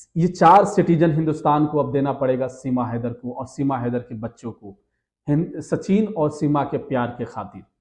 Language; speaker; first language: Hindi; native; Hindi